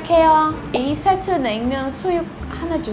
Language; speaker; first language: Korean; non-native, learner; Portuguese